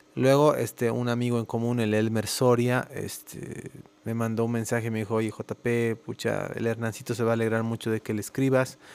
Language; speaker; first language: Spanish; native; Spanish